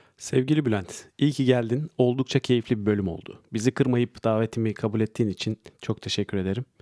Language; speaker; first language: Turkish; native; Turkish